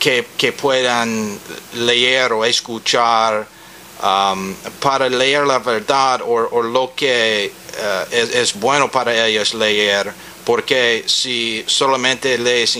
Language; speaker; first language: Spanish; non-native, learner; English